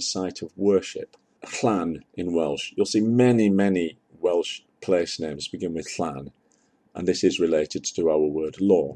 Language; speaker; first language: English; native; English